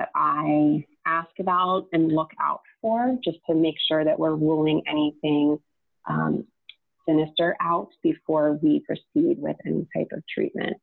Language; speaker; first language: English; native; English